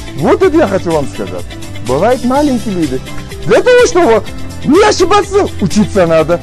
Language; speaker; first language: Russian; non-native, local second language; Uzbek